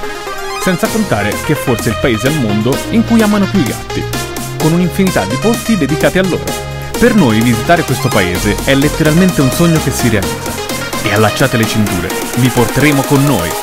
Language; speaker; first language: Italian; native; Italian